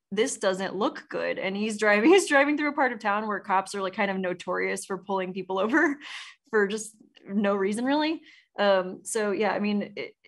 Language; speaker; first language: English; native; English